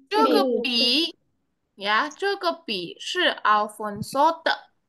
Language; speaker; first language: Chinese; non-native, fluent; Indonesian